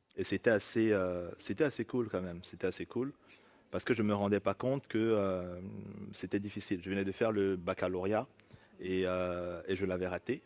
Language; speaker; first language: French; native; French